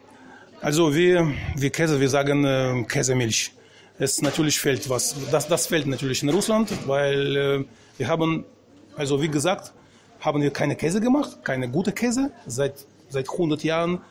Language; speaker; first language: German; non-native, fluent; Russian